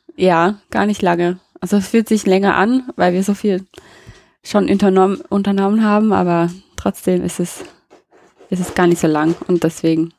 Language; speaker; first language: German; non-native, fluent; English